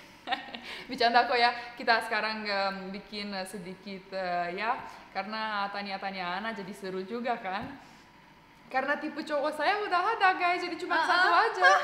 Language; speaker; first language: Indonesian; non-native, fluent; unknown